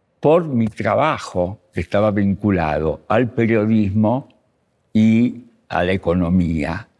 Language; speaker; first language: Spanish; early bilingual, other home language; Russian